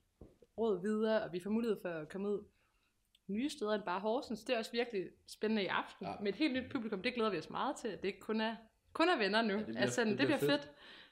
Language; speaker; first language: Danish; native; Danish